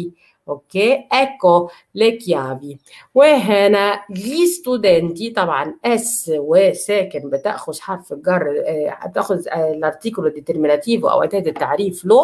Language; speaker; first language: Arabic; native; Arabic